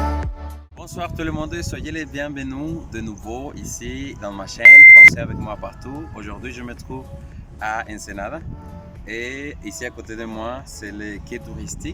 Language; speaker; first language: French; non-native, fluent; Spanish